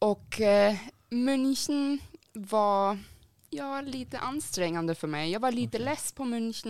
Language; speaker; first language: Swedish; non-native, fluent; German